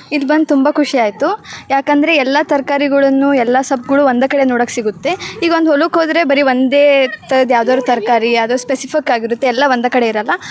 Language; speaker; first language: Kannada; native; Kannada